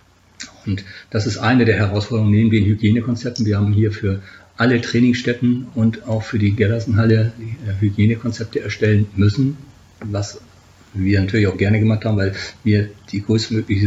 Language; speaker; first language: German; native; German